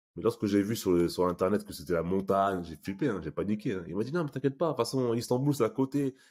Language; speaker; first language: French; native; French